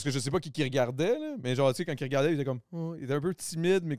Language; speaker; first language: French; native; French